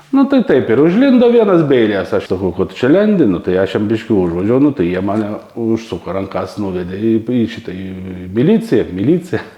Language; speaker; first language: Lithuanian; native; Lithuanian